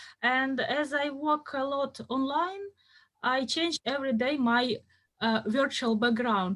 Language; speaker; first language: English; non-native, fluent; Russian